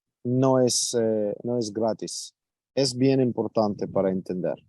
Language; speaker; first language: Spanish; non-native, fluent; Ukrainian